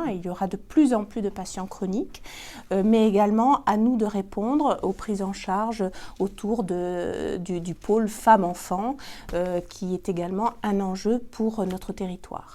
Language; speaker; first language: French; native; French